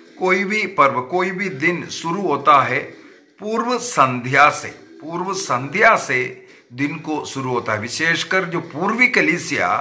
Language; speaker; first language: Hindi; non-native, local second language; Malayalam